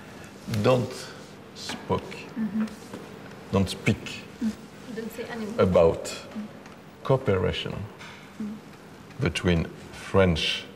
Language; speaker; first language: English; non-native, learner; French